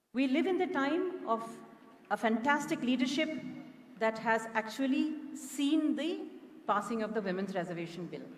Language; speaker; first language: English; non-native, local second language; Malayalam